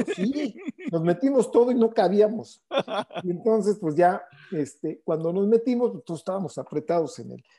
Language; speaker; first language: Spanish; native; Spanish